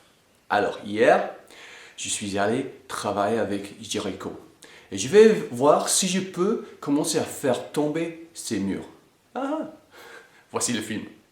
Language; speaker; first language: French; non-native, fluent; English